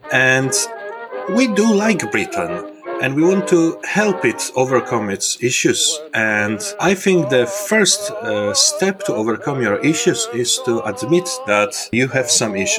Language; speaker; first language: English; non-native, fluent; Polish